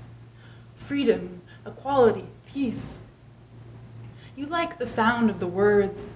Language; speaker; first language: English; native; English